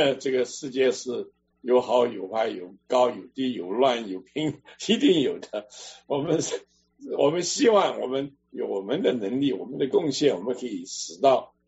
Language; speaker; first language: Chinese; native; Chinese